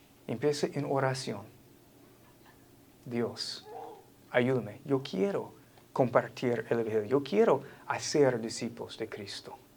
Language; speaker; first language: Spanish; non-native, fluent; English